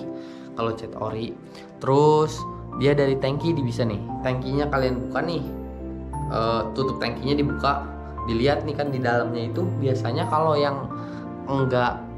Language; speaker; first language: Indonesian; native; Indonesian